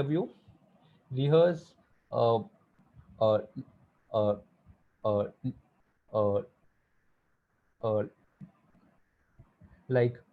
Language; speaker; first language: English; non-native, local second language; Hindi